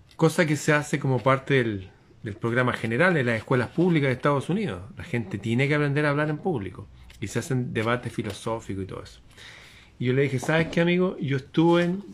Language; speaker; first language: Spanish; native; Spanish